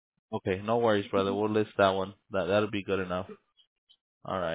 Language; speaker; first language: English; early bilingual, other home language; Spanish